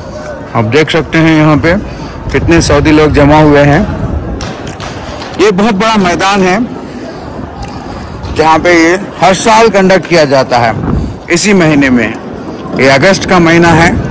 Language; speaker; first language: Hindi; native; Hindi